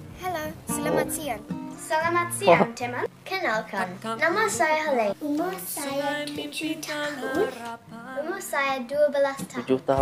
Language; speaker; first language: Indonesian; non-native, learner; English